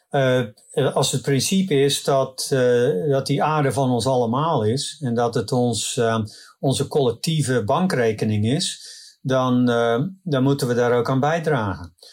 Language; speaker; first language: Dutch; native; Dutch